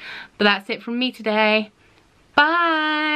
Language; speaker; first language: English; native; English